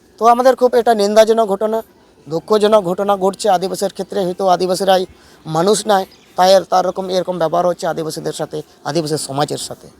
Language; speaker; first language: Bangla; non-native, local second language; Santali